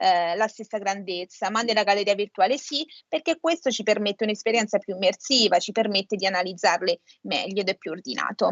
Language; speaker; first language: Italian; native; Italian